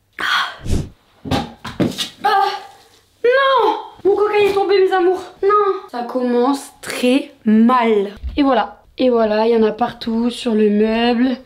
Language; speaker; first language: French; native; French